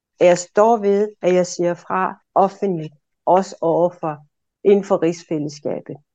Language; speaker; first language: Danish; non-native, local second language; Kalaallisut